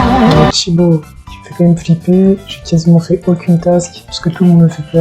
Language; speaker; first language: French; native; French